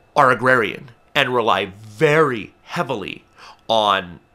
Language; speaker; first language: English; native; English